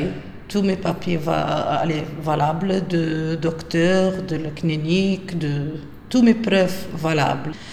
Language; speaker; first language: French; non-native, local second language; Arabic